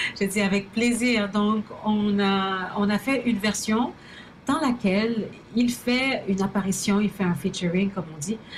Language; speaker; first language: French; early bilingual, other home language; Haitian Creole